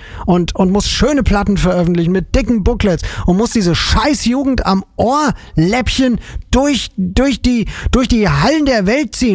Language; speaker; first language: German; native; German